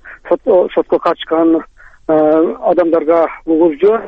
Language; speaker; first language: Kyrgyz; native; Kyrgyz